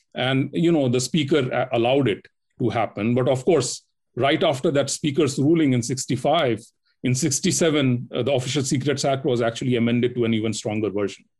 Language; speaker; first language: English; non-native, local second language; Hindi